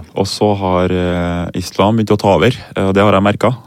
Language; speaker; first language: Norwegian; early bilingual, other home language; Swahili